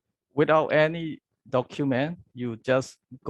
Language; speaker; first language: English; non-native, learner; Burmese